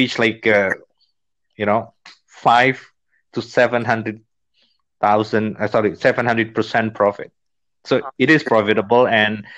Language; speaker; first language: English; non-native, fluent; Indonesian